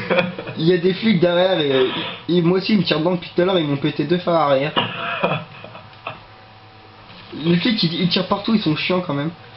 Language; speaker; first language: French; native; French